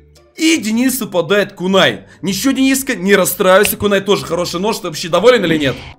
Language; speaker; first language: Russian; native; Russian